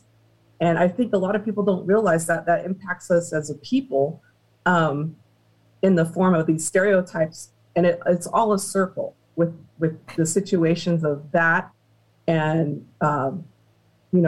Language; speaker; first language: English; native; English